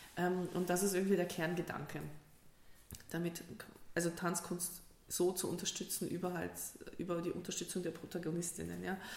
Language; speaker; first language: German; early bilingual, other home language; Russian